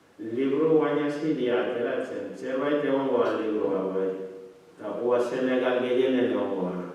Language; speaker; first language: Basque; non-native, learner; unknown